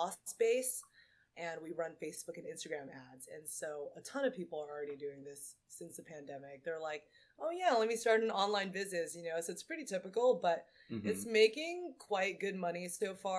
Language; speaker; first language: English; native; English